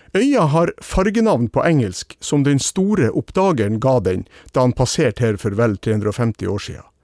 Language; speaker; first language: Norwegian; native; Norwegian